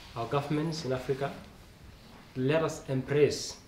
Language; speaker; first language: English; non-native, local second language; Masai